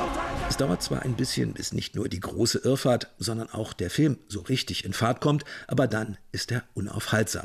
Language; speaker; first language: German; native; German